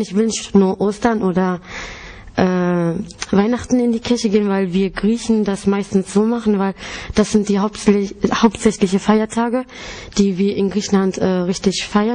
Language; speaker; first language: German; early bilingual, other home language; Greek